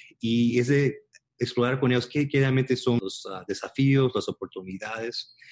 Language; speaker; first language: Spanish; early bilingual, heritage; Spanish